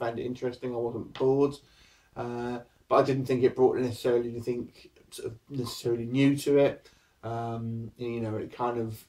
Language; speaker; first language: English; native; English